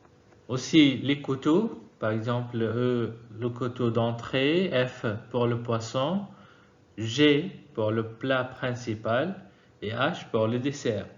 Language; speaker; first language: French; non-native, fluent; Arabic